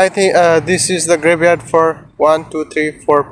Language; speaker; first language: English; non-native, learner; Nepali